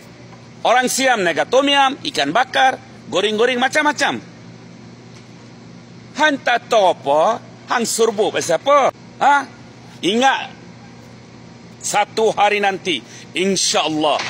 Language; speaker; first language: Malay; non-native, fluent; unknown